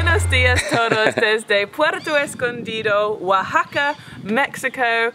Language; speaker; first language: Spanish; non-native, learner; English